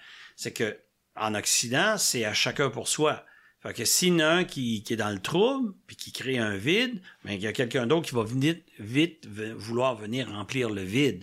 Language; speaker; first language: French; native; French